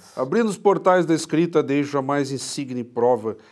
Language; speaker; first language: Portuguese; native; Portuguese